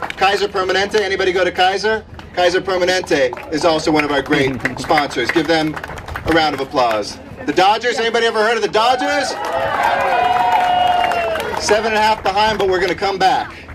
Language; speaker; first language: English; early bilingual, other home language; Spanish